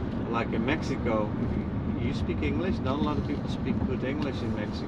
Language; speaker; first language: English; non-native, fluent; Dutch